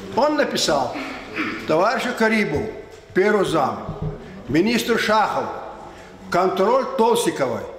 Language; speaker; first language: Russian; non-native, local second language; Lezghian